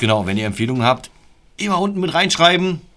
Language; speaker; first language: German; native; German